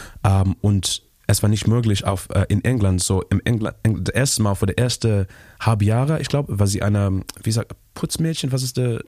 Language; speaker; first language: German; non-native, learner; Shona